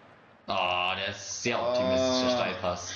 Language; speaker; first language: German; native; German